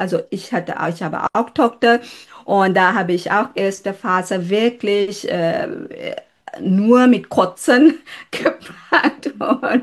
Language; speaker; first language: German; non-native, fluent; Sinhala